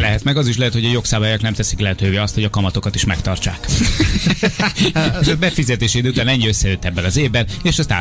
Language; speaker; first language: Hungarian; native; Hungarian